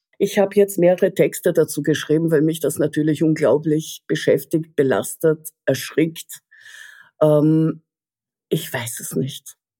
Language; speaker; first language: German; early bilingual, other home language; Russian